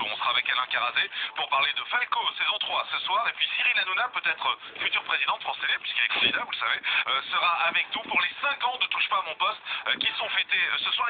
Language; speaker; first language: French; native; French